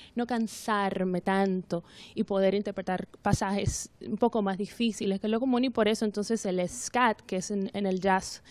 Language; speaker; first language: Spanish; native; Spanish